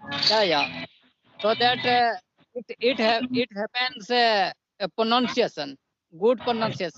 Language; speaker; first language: English; non-native, learner; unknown